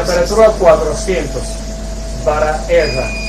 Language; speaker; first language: Spanish; non-native, fluent; Chinese